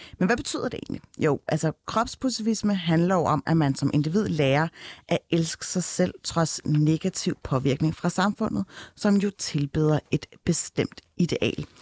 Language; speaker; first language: Danish; early bilingual, other home language; Turkish